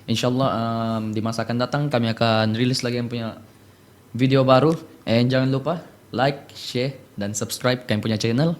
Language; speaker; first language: Malay; native; Malay